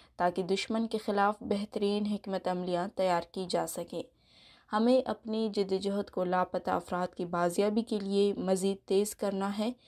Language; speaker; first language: Urdu; non-native, local second language; Baluchi